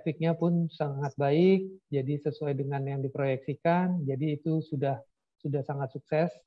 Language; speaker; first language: Indonesian; native; Indonesian